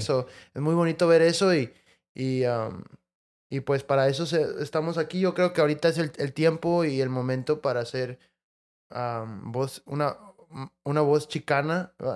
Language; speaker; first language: Spanish; early bilingual, heritage; Spanish